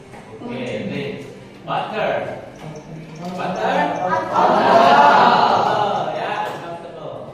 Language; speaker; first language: English; non-native, learner; Indonesian